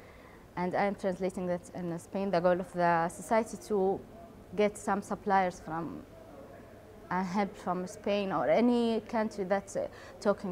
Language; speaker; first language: English; non-native, learner; Arabic